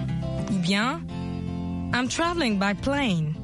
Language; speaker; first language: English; non-native, fluent; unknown